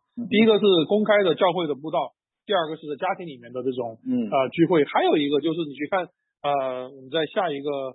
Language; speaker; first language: Chinese; native; Chinese